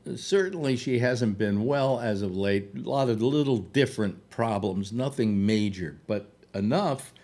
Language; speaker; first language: English; native; English